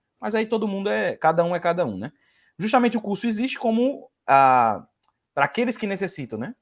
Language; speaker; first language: Portuguese; native; Portuguese